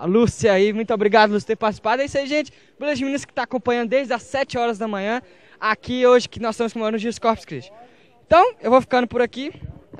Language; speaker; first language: Portuguese; native; Portuguese